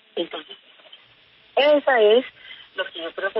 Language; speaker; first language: Spanish; native; Spanish